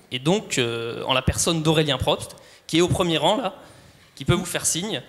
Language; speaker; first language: French; native; French